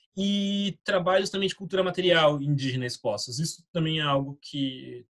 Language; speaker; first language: Portuguese; native; Portuguese